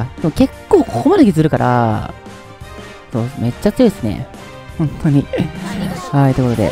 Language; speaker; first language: Japanese; native; Japanese